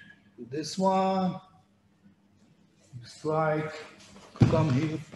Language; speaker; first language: English; non-native, fluent; Hebrew